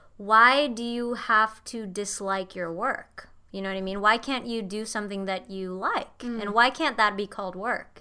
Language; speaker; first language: English; non-native, fluent; Indonesian